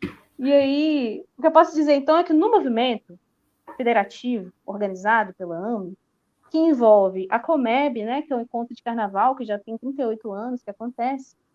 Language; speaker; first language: Portuguese; native; Portuguese